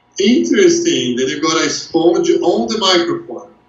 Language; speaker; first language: English; non-native, fluent; Portuguese